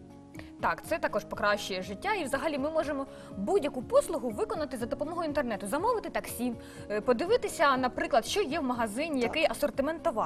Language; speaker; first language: Ukrainian; native; Ukrainian